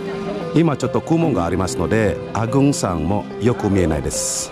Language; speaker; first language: Japanese; non-native, learner; Indonesian